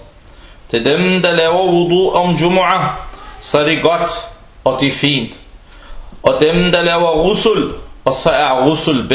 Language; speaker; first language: Danish; non-native, fluent; Arabic